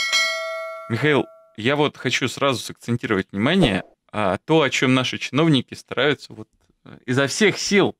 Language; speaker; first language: Russian; native; Russian